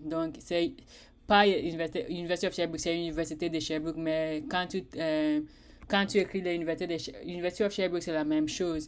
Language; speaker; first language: French; non-native, learner; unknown